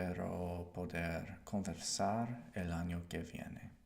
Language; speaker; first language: Spanish; non-native, learner; English